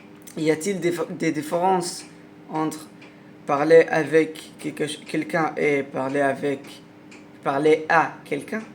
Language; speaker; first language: French; non-native, learner; Arabic